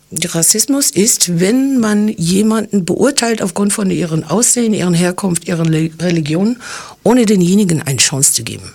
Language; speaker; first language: German; early bilingual, other home language; English